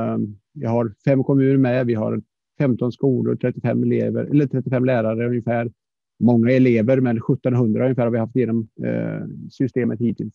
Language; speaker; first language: Swedish; native; Swedish